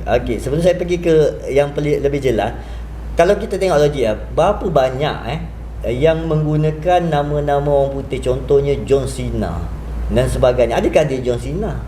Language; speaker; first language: Malay; native; Malay